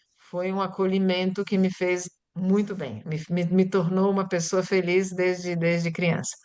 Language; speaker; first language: Portuguese; early bilingual, other home language; Italian